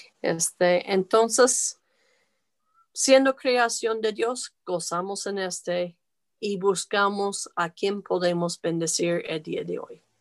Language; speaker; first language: Spanish; non-native, fluent; English